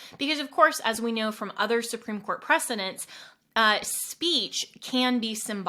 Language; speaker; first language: English; native; English